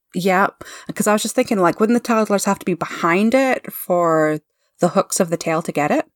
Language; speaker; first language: English; native; English